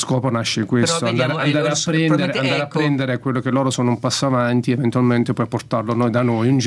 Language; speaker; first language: Italian; native; Italian